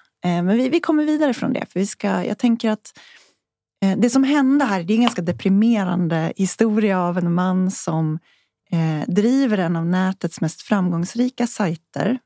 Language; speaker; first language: Swedish; native; Swedish